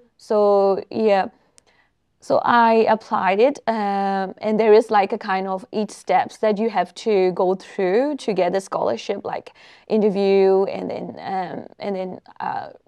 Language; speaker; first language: English; non-native, fluent; Burmese